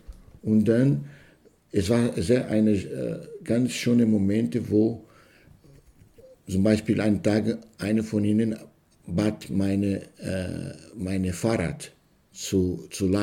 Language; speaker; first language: German; non-native, learner; Portuguese